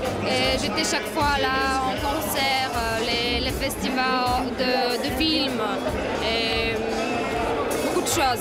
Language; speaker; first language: French; non-native, fluent; Polish